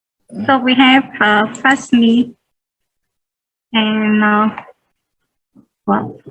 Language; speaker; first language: English; non-native, learner; Vietnamese